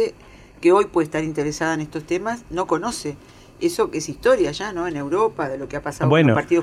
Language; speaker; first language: Spanish; native; Spanish